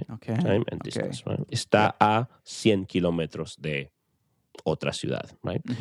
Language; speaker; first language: English; non-native, fluent; Spanish